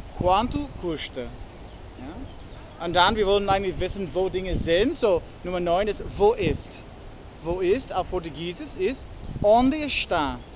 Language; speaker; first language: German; non-native, learner; English